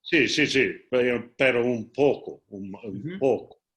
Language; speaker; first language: Spanish; non-native, learner; English